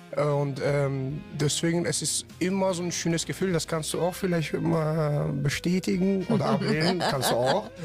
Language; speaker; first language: German; non-native, fluent; Turkish